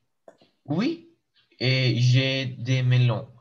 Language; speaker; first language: French; non-native, learner; English